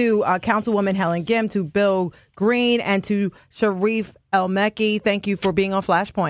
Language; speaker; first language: English; native; English